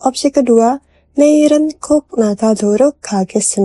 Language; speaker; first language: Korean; non-native, fluent; Indonesian